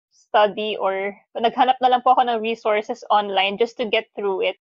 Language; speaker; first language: English; non-native, local second language; Filipino